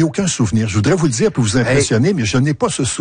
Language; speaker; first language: French; native; French